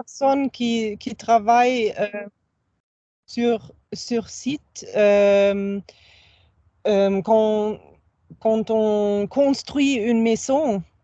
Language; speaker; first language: French; non-native, fluent; German